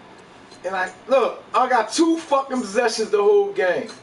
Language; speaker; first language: English; native; English